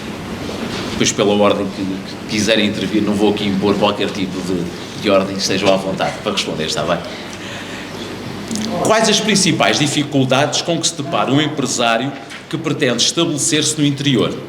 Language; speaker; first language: Portuguese; native; Portuguese